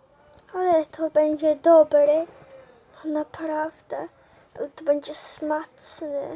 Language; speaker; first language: Polish; early bilingual, heritage; Polish